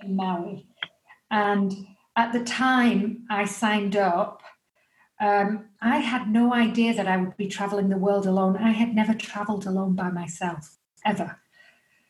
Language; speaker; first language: English; native; English